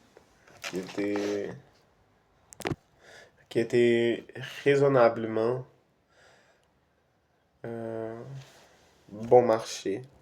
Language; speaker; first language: French; non-native, fluent; Portuguese